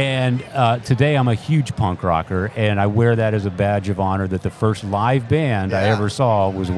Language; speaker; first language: English; native; English